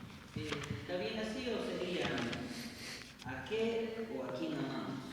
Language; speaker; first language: Spanish; native; Spanish